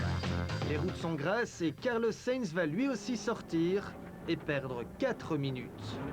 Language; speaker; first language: French; native; French